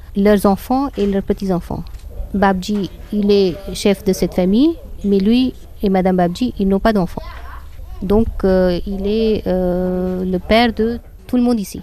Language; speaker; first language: French; non-native, fluent; Hindi